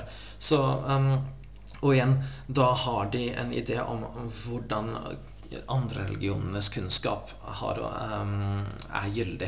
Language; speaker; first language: Norwegian; non-native, fluent; English